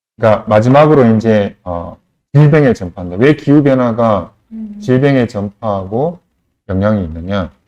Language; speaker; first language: Korean; native; Korean